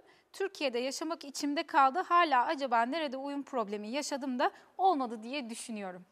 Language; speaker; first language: Turkish; native; Turkish